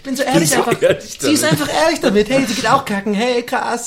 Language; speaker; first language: German; native; German